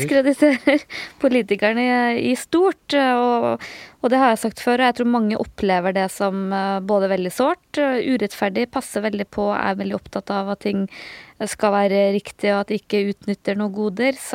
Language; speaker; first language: Norwegian; native; Norwegian